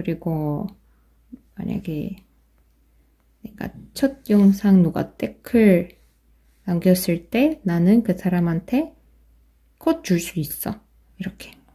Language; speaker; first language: Korean; non-native, fluent; Russian